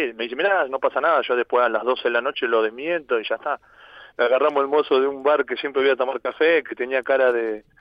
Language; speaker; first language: Spanish; native; Spanish